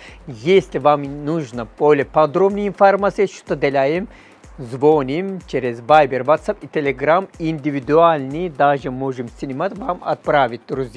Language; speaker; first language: Russian; non-native, learner; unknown